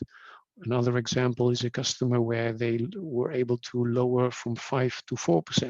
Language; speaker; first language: English; non-native, fluent; Dutch